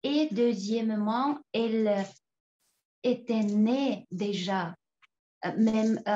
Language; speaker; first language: French; non-native, fluent; Tuvinian